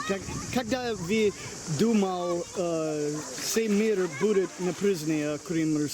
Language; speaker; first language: Russian; non-native, learner; English